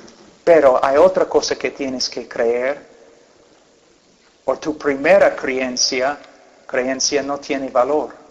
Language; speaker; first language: Spanish; non-native, fluent; English